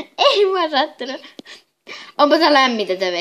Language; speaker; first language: Finnish; native; Finnish